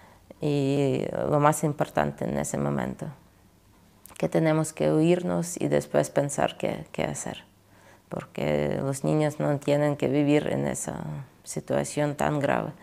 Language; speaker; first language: Spanish; non-native, fluent; Ukrainian